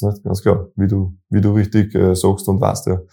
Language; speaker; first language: German; native; German